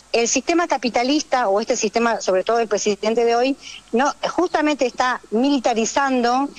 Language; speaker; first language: Spanish; native; Spanish